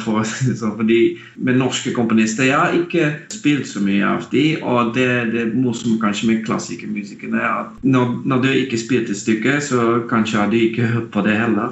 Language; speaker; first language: Norwegian; non-native, fluent; Dutch